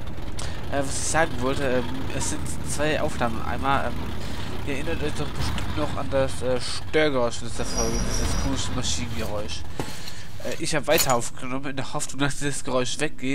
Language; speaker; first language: German; native; German